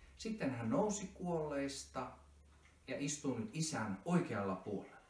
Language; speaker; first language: Finnish; native; Finnish